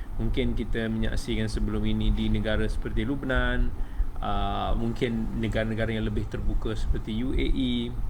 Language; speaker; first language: Malay; native; Malay